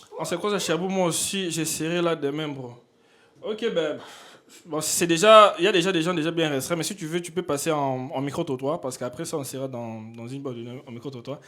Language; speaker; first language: French; non-native, local second language; Lingala